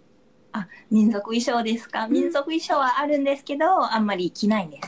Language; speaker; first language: Japanese; non-native, fluent; Thai